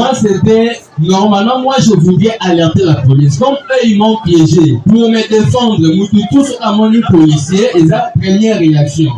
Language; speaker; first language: French; non-native, local second language; Lingala